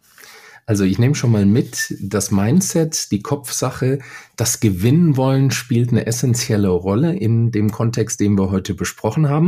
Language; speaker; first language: German; native; German